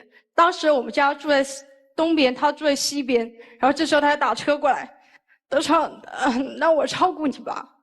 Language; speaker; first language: Chinese; native; Chinese